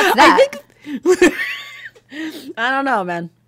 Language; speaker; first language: English; early bilingual, other home language; Spanish